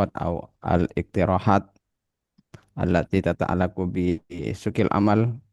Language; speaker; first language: Arabic; non-native, learner; Indonesian